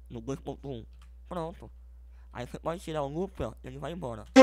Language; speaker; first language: Portuguese; native; Portuguese